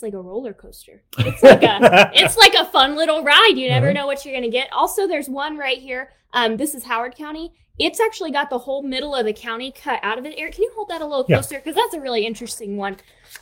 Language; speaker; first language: English; native; English